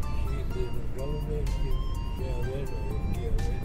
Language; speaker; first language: Latvian; native; Latvian